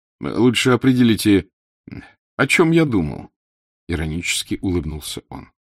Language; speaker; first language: Russian; native; Russian